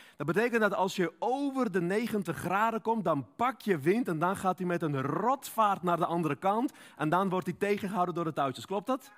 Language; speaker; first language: Dutch; non-native, fluent; Armenian